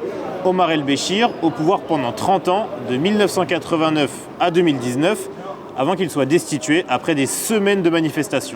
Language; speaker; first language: French; native; French